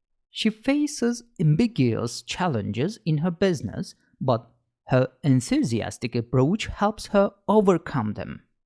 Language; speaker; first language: English; non-native, fluent; Turkish